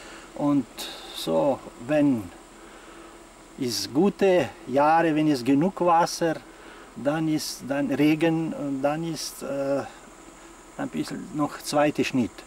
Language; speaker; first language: German; non-native, learner; Slovenian